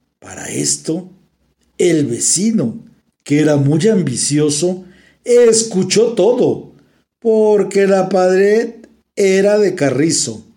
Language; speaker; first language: Spanish; native; Spanish